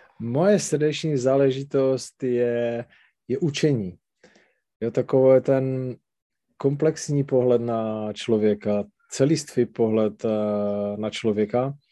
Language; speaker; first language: Czech; non-native, local second language; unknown